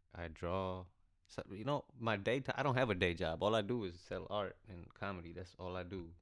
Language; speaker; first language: English; early bilingual, other home language; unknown